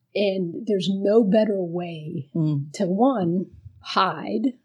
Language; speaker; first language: English; early bilingual, other home language; Spanish